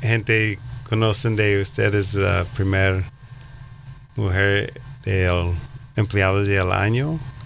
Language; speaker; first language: Spanish; non-native, learner; English